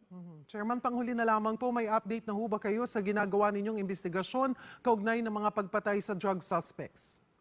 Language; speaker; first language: Filipino; native; Filipino